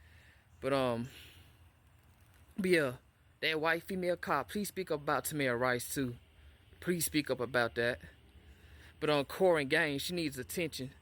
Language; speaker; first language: English; native; English